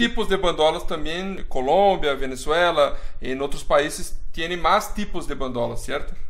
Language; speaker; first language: Spanish; non-native, fluent; Portuguese